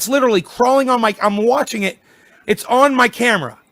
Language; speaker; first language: English; native; English